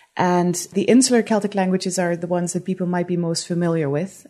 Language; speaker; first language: English; non-native, fluent; Dutch